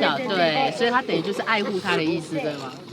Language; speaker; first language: Chinese; native; Chinese